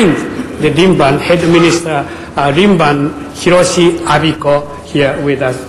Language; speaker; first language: English; non-native, fluent; Japanese